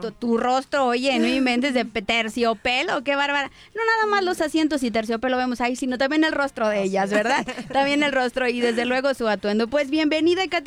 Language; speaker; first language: Spanish; native; Spanish